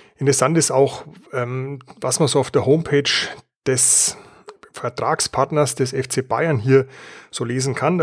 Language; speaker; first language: German; native; German